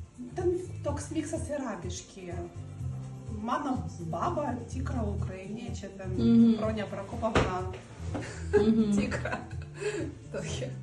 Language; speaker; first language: Lithuanian; non-native, learner; Russian